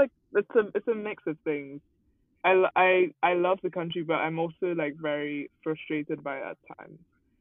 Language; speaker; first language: English; non-native, local second language; Yoruba